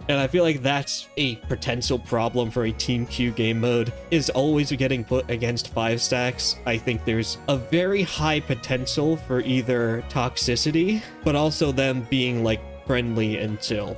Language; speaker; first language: English; native; English